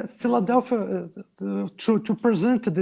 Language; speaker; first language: English; non-native, learner; Portuguese